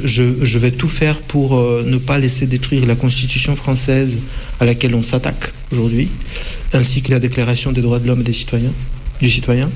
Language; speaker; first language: French; non-native, fluent; Russian